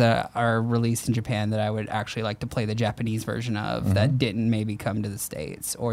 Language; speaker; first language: English; native; English